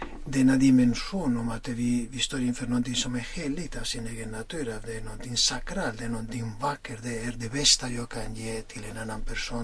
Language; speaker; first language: Swedish; non-native, fluent; Spanish